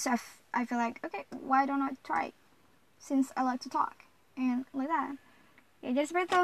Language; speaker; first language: English; non-native, fluent; Indonesian